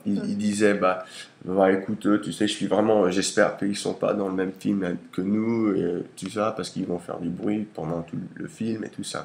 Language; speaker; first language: French; early bilingual, heritage; English